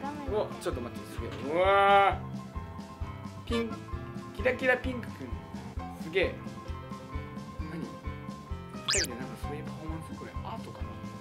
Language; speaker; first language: Japanese; native; Japanese